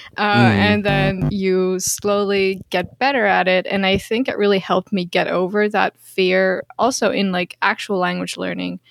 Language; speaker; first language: English; non-native, fluent; Dutch